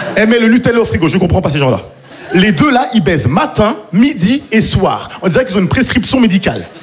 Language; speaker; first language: French; native; French